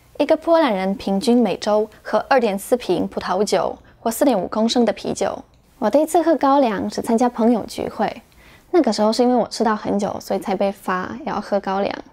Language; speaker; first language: Chinese; non-native, fluent; Polish